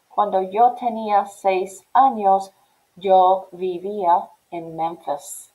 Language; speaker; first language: Spanish; non-native, fluent; English